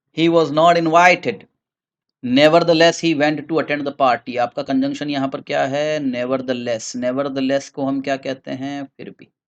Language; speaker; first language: Hindi; native; Hindi